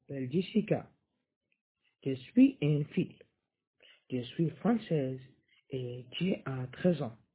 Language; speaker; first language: French; non-native, learner; Arabic